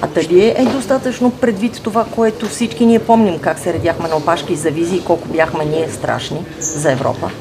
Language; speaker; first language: Bulgarian; native; Bulgarian